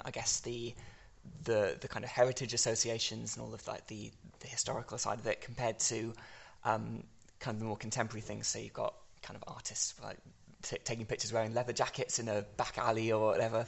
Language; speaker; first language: English; native; English